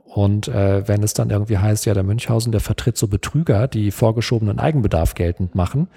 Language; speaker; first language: German; native; German